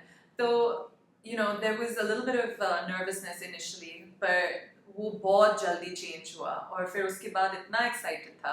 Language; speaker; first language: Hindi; non-native, local second language; English